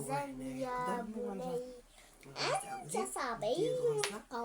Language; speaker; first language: Arabic; native; Arabic